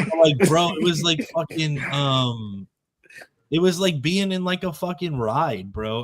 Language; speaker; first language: English; native; English